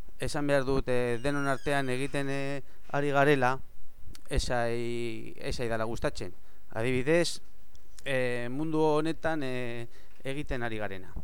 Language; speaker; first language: Basque; non-native, learner; Spanish